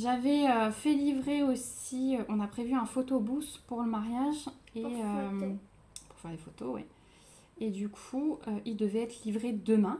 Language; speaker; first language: French; native; French